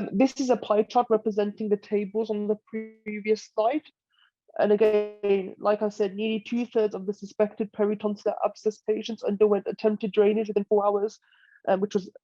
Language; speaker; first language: English; native; English